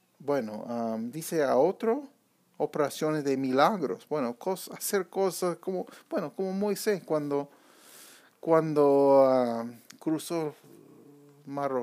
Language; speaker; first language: Spanish; non-native, fluent; English